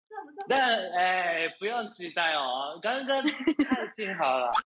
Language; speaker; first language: Chinese; non-native, learner; Japanese